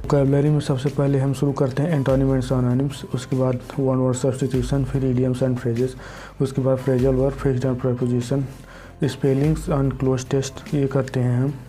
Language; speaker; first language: Hindi; native; Hindi